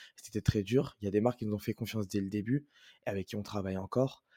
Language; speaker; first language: French; native; French